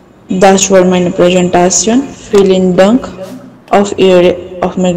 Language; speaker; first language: German; non-native, learner; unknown